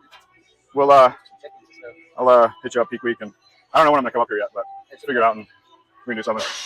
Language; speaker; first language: English; native; English